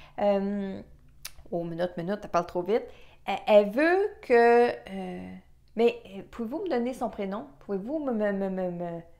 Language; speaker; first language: French; native; French